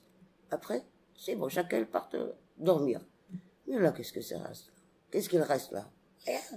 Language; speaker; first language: French; non-native, local second language; Arabic